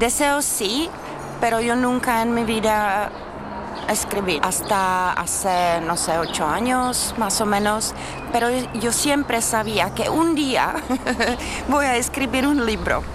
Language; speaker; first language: Spanish; non-native, fluent; Czech